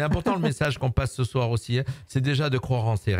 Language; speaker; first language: French; native; French